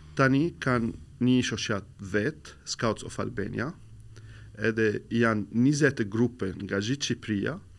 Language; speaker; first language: Albanian; non-native, learner; Arabic